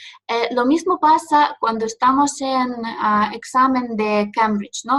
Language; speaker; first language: Spanish; non-native, fluent; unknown